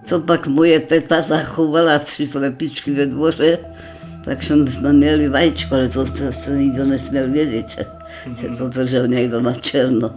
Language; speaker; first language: Czech; non-native, local second language; German